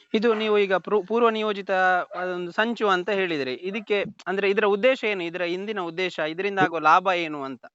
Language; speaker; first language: Kannada; native; Kannada